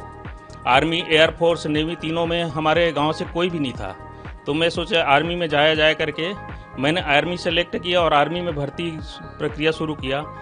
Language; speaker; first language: Hindi; non-native, local second language; Chhattisgarhi